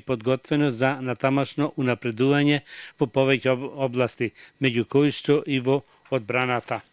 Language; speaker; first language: Macedonian; native; Macedonian